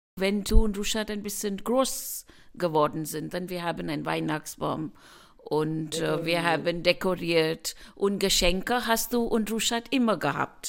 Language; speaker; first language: German; non-native, learner; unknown